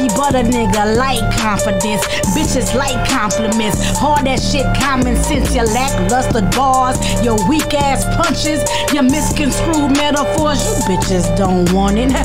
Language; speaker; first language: English; native; English